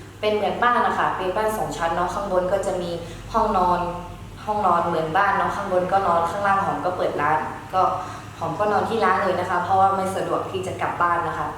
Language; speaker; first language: Thai; early bilingual, other home language; Shan